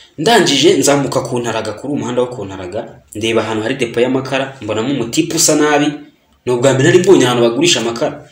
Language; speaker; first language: Kinyarwanda; early bilingual, heritage; Kinyarwanda